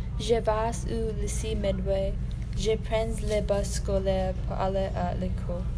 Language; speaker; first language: French; non-native, learner; English